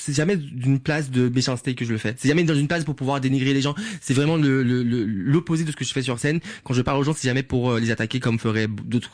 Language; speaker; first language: French; non-native, local second language; Guadeloupean Creole French